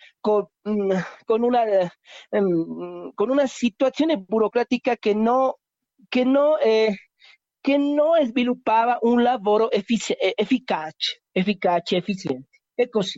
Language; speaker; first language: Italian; non-native, learner; Spanish